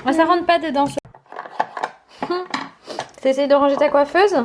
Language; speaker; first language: French; native; French